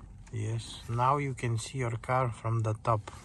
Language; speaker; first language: English; non-native, learner; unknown